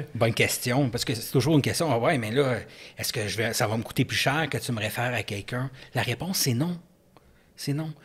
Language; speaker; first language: French; native; French